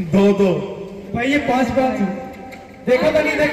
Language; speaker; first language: Hindi; native; Hindi